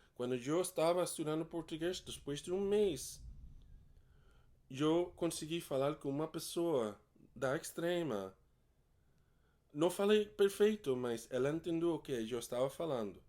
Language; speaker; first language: Portuguese; non-native, learner; English